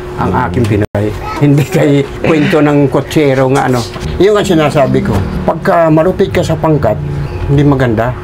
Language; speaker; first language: Filipino; native; Filipino